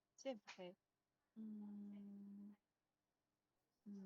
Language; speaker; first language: French; non-native, learner; Chinese